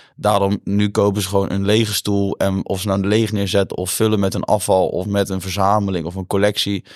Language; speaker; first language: Dutch; native; Dutch